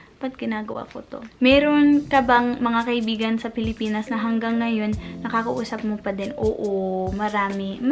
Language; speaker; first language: Filipino; non-native, fluent; English